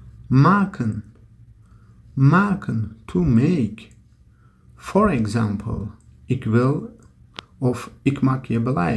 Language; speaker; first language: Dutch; non-native, learner; Turkish